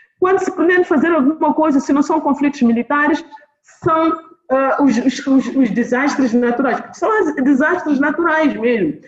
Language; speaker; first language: Portuguese; non-native, local second language; Tsonga